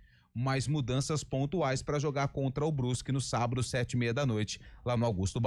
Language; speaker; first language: Portuguese; native; Portuguese